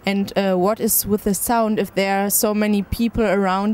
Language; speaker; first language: English; non-native, learner; German